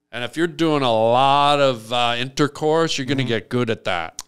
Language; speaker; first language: English; native; English